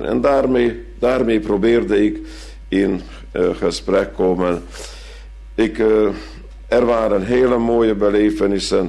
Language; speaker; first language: Dutch; non-native, fluent; Hungarian